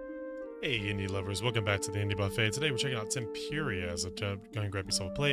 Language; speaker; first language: English; native; English